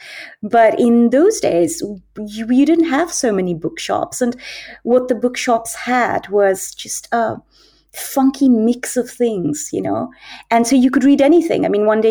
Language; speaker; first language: English; native; English